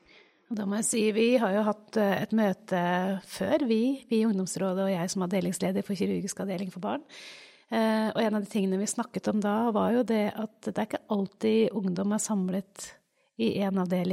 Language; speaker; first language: Norwegian; native; Norwegian